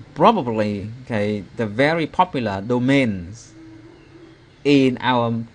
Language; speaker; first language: English; non-native, fluent; Vietnamese